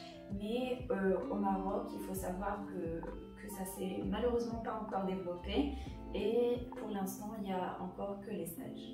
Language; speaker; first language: French; non-native, local second language; Arabic